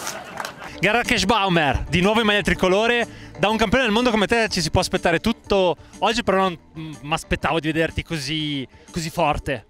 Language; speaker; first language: Italian; native; Italian